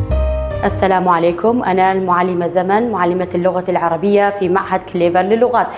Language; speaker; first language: Arabic; non-native, local second language; Kurdish